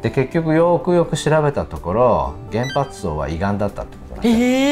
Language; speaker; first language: Japanese; native; Japanese